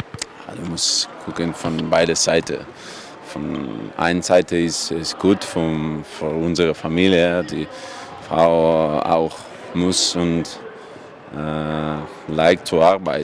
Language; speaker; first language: German; non-native, learner; Russian